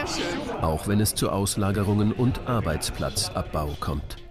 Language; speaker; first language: German; native; German